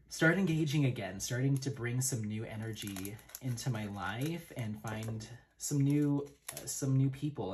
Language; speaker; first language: English; native; English